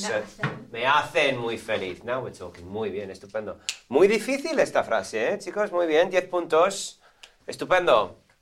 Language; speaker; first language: Spanish; non-native, fluent; English